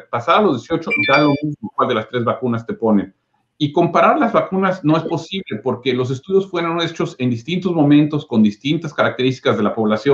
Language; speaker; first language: Spanish; native; Spanish